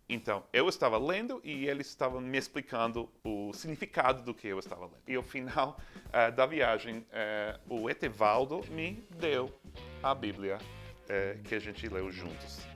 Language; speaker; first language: Portuguese; non-native, fluent; English